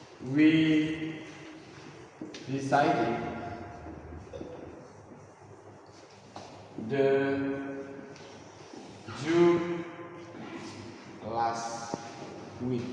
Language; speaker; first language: English; non-native, learner; Indonesian